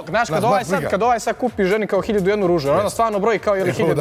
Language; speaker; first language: Serbian; native; Serbian